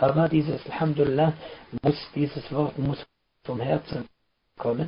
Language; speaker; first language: German; non-native, fluent; Arabic